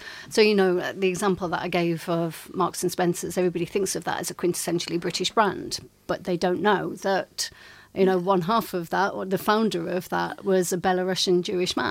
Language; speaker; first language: English; native; English